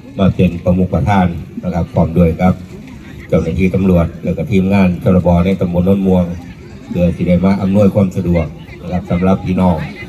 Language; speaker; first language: Thai; native; Thai